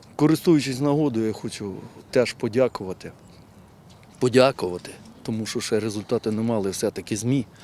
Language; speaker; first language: Ukrainian; native; Ukrainian